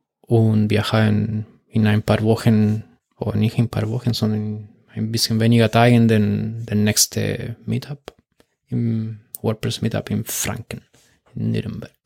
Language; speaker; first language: German; non-native, fluent; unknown